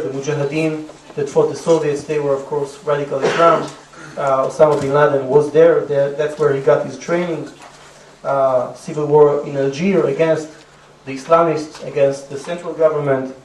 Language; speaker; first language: English; non-native, fluent; Hebrew